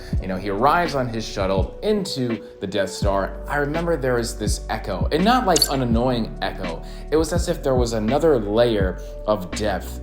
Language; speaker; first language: English; native; English